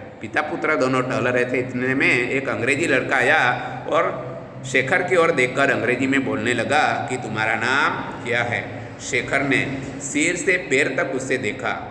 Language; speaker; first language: Hindi; non-native, local second language; Gujarati